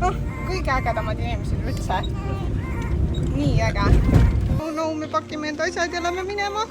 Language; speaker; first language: Estonian; native; Estonian